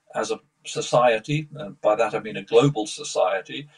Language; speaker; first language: English; early bilingual, other home language; Polish